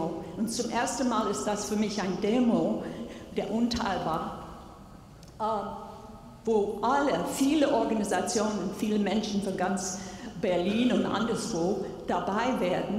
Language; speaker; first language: German; non-native, fluent; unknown